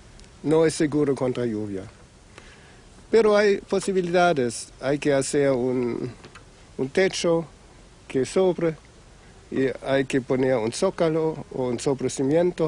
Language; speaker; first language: Spanish; non-native, fluent; German